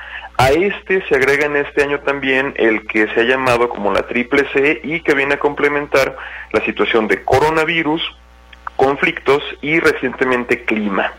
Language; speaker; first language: Spanish; native; Spanish